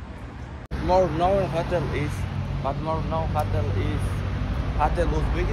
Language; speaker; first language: English; non-native, learner; Uzbek